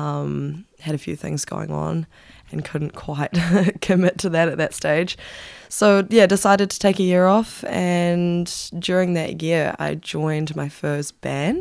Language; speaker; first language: English; native; English